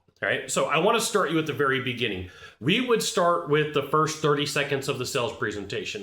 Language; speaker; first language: English; native; English